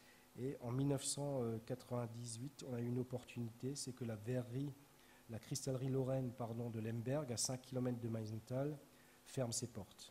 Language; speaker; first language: French; native; French